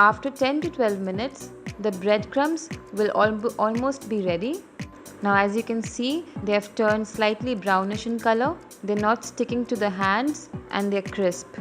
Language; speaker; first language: English; non-native, local second language; Hindi